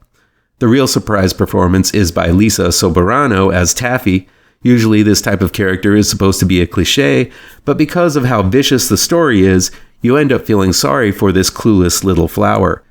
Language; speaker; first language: English; native; English